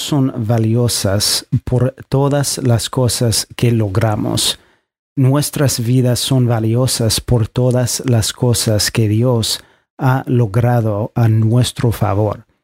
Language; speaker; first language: Spanish; non-native, fluent; English